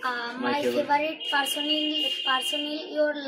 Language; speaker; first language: English; non-native, learner; Bangla